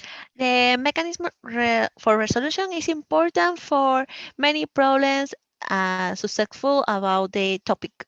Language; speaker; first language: English; non-native, learner; Spanish